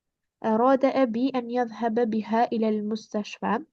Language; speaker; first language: Arabic; non-native, learner; Albanian